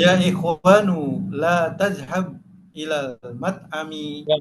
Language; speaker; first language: Arabic; non-native, learner; Indonesian